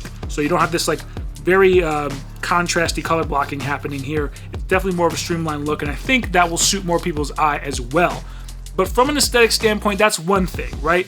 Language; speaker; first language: English; native; English